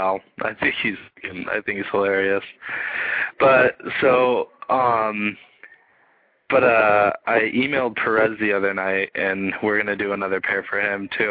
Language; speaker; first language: English; native; English